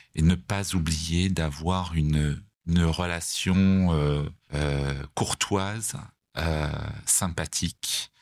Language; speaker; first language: French; native; French